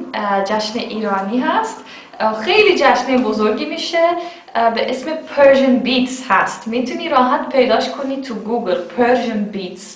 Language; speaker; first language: Persian; non-native, fluent; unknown